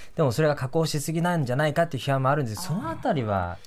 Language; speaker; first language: Japanese; native; Japanese